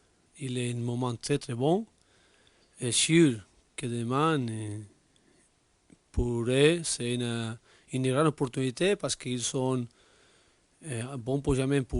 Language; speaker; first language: French; non-native, learner; Spanish